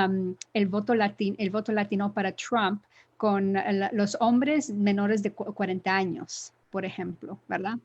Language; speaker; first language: Spanish; early bilingual, other home language; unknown